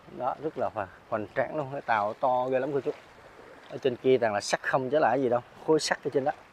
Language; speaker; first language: Vietnamese; non-native, local second language; Eastern Cham